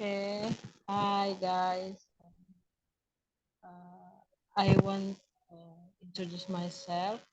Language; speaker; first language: English; non-native, learner; Indonesian